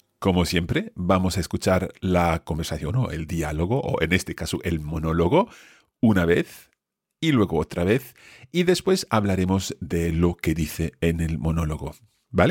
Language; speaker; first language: Spanish; non-native, fluent; English